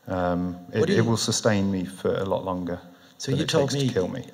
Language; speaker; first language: English; native; English